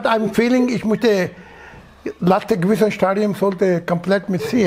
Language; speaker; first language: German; non-native, learner; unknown